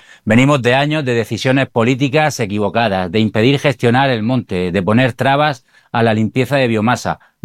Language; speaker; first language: Spanish; native; Spanish